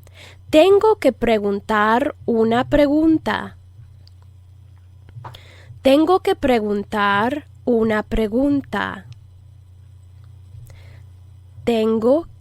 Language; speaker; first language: Spanish; non-native, fluent; English